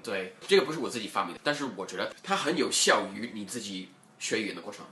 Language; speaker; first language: Chinese; non-native, fluent; English